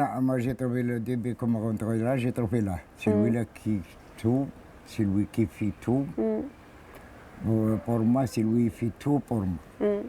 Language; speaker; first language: French; non-native, learner; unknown